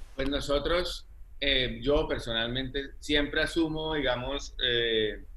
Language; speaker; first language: Spanish; native; Spanish